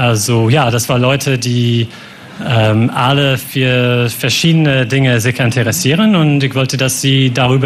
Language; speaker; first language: German; non-native, fluent; English